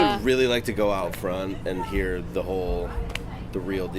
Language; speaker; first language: English; native; English